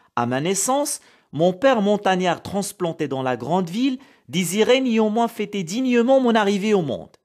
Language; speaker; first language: French; non-native, local second language; Arabic